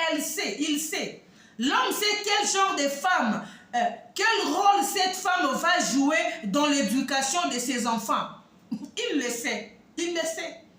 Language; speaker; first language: French; non-native, local second language; Lingala